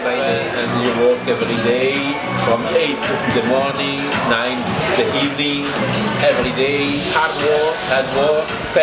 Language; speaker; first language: English; non-native, learner; Italian